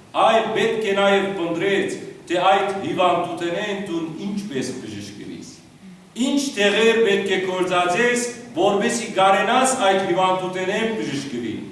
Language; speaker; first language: Armenian; early bilingual, heritage; Armenian